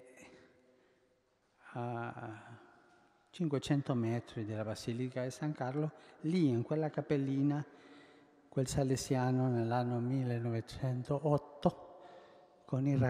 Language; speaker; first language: Italian; early bilingual, heritage; Spanish